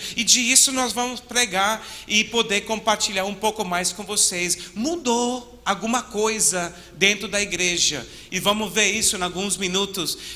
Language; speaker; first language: Portuguese; non-native, fluent; English